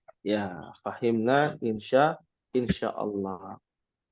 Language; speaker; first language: Arabic; non-native, fluent; Indonesian